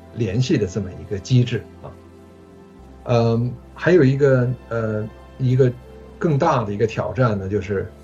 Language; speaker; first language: Chinese; early bilingual, other home language; Japanese